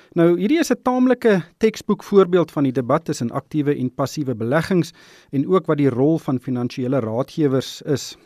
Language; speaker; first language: Afrikaans; native; Afrikaans